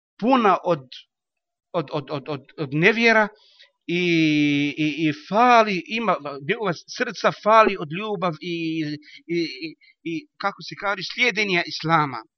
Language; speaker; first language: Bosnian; non-native, learner; Arabic